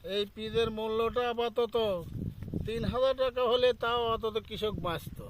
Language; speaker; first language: Bangla; native; Bangla